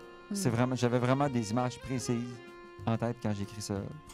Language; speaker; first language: French; native; French